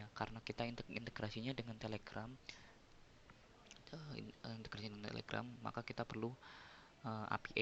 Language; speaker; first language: Indonesian; native; Indonesian